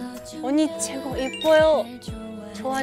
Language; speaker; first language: Korean; non-native, learner; Japanese